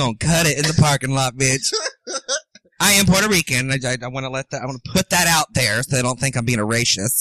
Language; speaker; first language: English; native; English